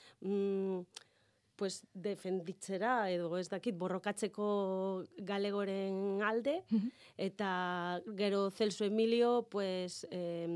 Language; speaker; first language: Basque; non-native, learner; Galician